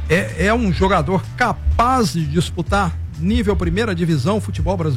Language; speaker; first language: Portuguese; native; Portuguese